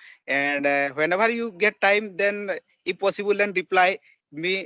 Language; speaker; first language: English; non-native, learner; Odia